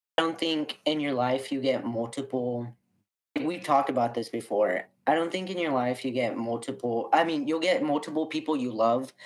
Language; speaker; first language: English; early bilingual, other home language; Spanish